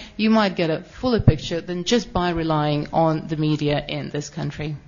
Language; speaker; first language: English; non-native, fluent; Russian